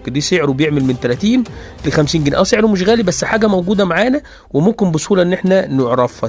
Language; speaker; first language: Arabic; native; Arabic